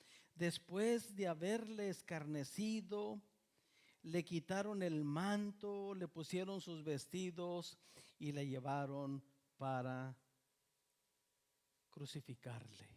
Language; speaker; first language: Spanish; native; Spanish